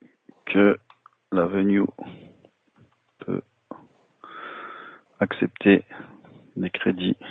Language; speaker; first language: French; native; French